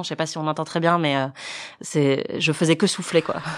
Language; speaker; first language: French; native; French